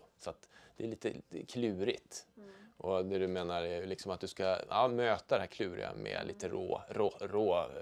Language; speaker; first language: Swedish; native; Swedish